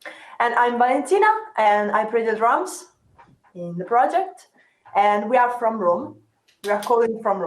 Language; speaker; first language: English; non-native, fluent; Italian